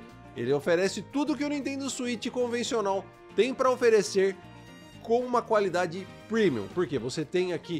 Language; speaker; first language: Portuguese; native; Portuguese